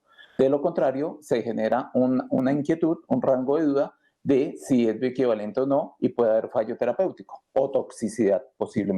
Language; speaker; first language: Spanish; native; Spanish